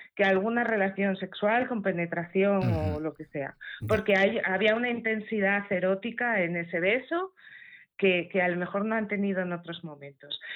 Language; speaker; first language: Spanish; native; Spanish